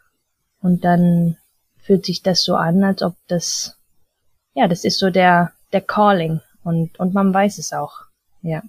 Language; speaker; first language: German; early bilingual, heritage; German